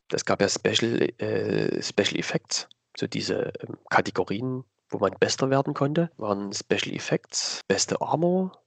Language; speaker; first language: German; native; German